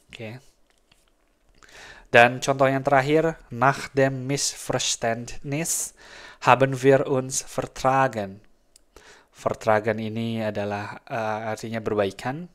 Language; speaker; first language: Indonesian; native; Indonesian